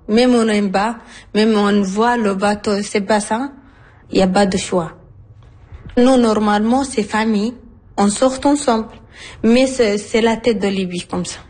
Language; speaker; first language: French; non-native, learner; Arabic